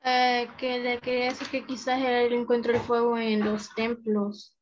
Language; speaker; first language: Spanish; native; Spanish